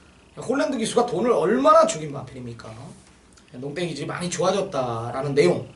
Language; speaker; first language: Korean; native; Korean